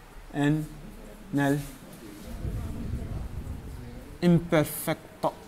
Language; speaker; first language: Spanish; non-native, learner; French